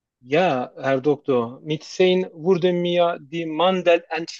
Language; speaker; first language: German; non-native, learner; Turkish